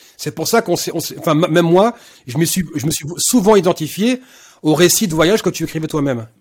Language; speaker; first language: French; native; French